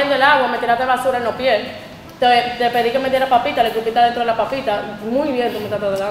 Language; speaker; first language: Spanish; native; Spanish